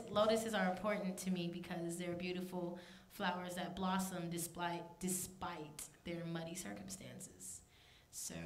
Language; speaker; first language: English; native; English